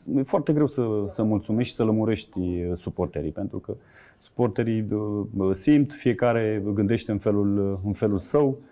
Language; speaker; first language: Romanian; native; Romanian